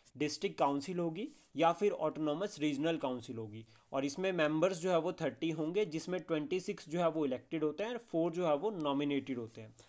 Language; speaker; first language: Hindi; native; Hindi